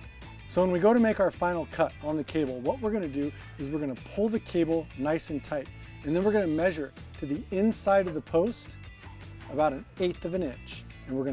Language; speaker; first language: English; native; English